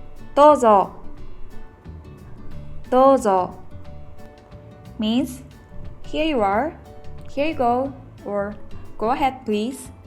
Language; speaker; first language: English; non-native, fluent; Japanese